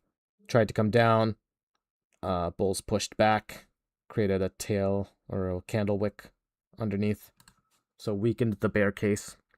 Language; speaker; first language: English; native; English